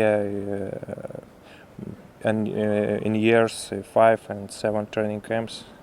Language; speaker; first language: English; non-native, learner; Russian